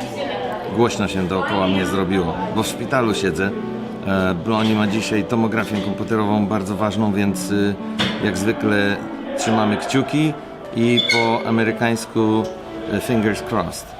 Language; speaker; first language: Polish; native; Polish